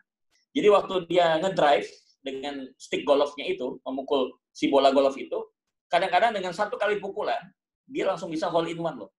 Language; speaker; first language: Indonesian; native; Indonesian